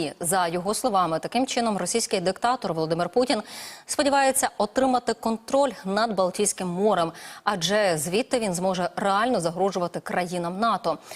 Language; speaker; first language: Ukrainian; native; Ukrainian